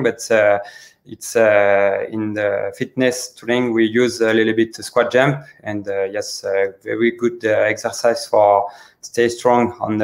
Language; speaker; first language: English; non-native, learner; French